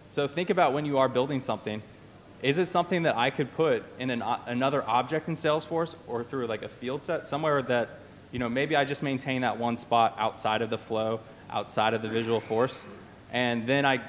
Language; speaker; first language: English; native; English